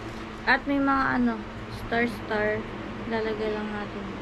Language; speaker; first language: Filipino; native; Filipino